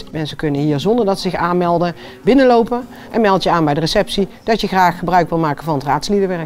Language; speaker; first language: Dutch; native; Dutch